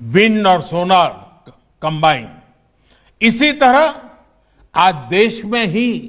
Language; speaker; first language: Hindi; non-native, local second language; Gujarati